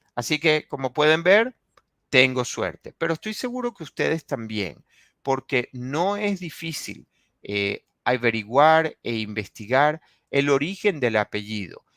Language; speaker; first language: Spanish; native; Spanish